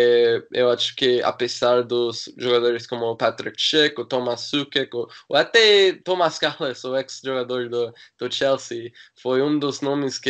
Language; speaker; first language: Portuguese; non-native, learner; English